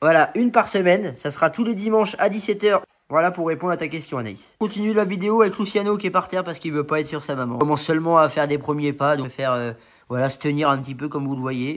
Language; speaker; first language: French; native; French